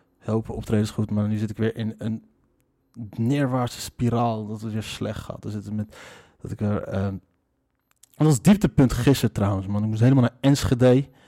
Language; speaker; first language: Dutch; early bilingual, other home language; Riffian